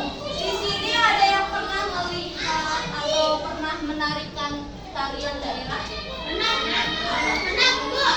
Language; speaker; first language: Indonesian; native; Indonesian